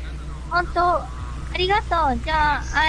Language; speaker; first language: Japanese; non-native, learner; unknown